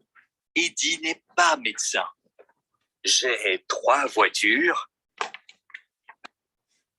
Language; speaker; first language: French; non-native, learner; Vietnamese